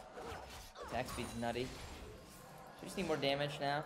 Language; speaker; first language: English; native; English